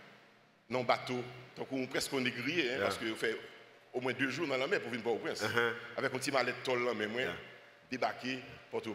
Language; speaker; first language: French; non-native, local second language; Haitian Creole